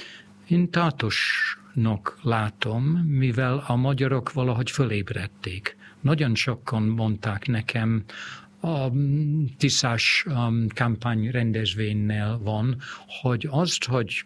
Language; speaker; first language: Hungarian; non-native, fluent; English